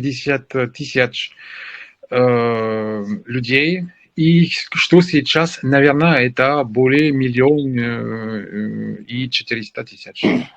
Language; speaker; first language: Russian; non-native, learner; French